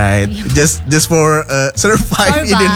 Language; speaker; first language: English; non-native, fluent; Indonesian